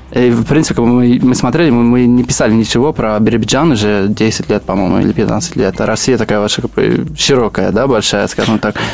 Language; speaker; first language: Russian; non-native, fluent; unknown